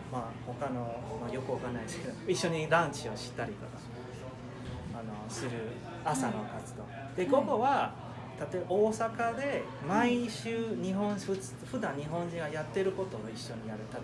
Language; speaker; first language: Japanese; non-native, fluent; Chinese